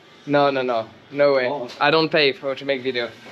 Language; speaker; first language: English; non-native, learner; French